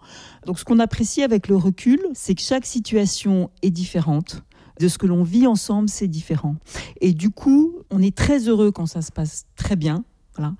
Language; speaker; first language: French; native; French